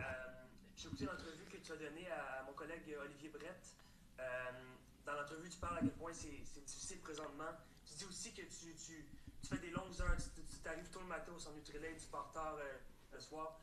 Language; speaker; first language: French; native; French